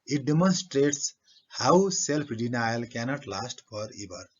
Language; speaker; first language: English; non-native, local second language; Nepali